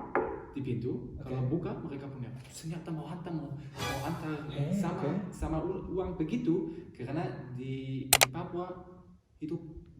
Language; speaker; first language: Indonesian; non-native, learner; German